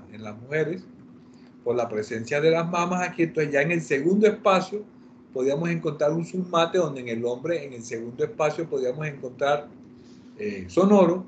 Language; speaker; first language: Spanish; native; Spanish